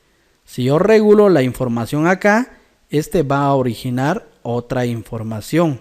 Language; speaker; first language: Spanish; native; Spanish